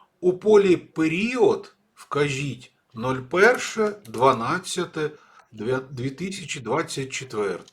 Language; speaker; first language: Ukrainian; native; Ukrainian